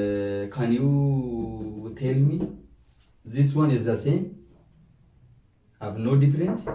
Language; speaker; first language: English; non-native, learner; Oromo